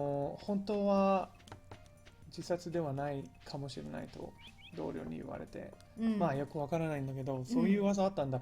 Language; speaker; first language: Japanese; non-native, fluent; English